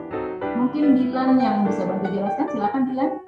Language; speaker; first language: Indonesian; native; Indonesian